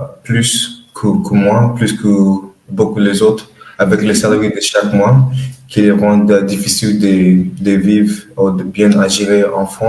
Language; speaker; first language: French; non-native, learner; English